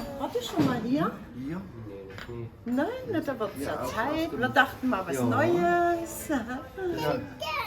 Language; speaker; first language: German; non-native, learner; Thai